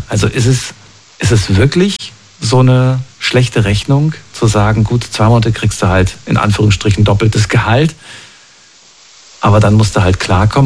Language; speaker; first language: German; native; German